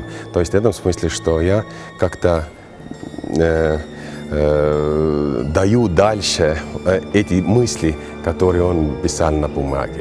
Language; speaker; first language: Russian; non-native, fluent; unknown